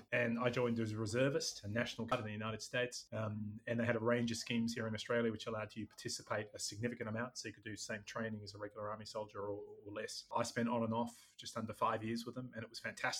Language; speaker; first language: English; native; English